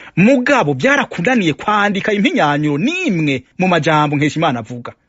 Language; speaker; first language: Rundi; native; Rundi